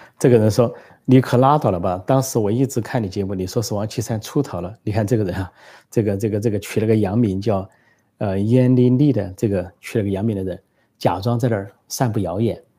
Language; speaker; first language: Chinese; native; Chinese